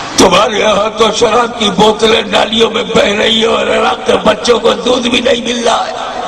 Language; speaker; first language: Urdu; native; Urdu